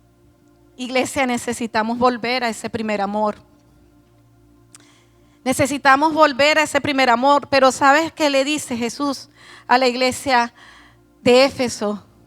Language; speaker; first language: Spanish; native; Spanish